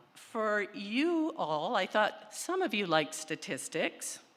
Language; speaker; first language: English; early bilingual, other home language; Spanish